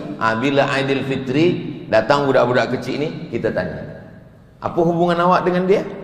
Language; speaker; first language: Malay; native; Malay